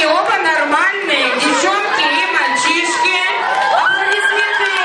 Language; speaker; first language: Russian; native; Russian